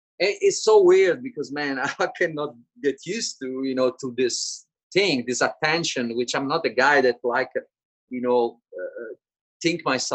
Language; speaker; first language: English; non-native, fluent; Italian